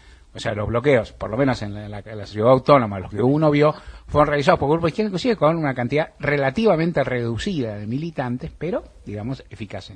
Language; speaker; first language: Spanish; native; Spanish